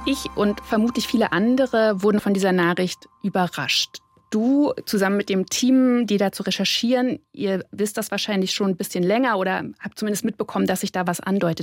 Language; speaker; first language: German; native; German